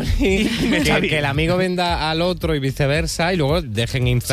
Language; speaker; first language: Spanish; native; Spanish